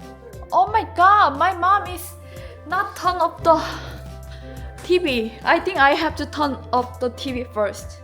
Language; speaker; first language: English; non-native, learner; Korean